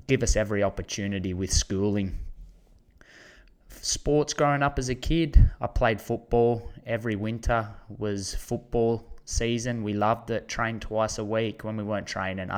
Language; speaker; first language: English; native; English